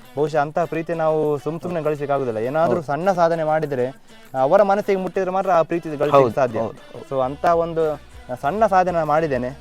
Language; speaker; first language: Kannada; non-native, local second language; Konkani